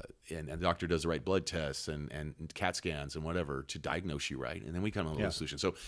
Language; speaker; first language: English; native; English